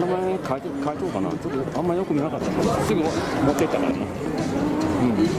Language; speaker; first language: Japanese; native; Japanese